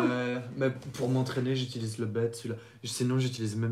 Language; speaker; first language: French; native; French